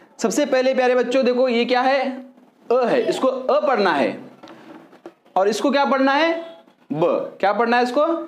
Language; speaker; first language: Hindi; native; Hindi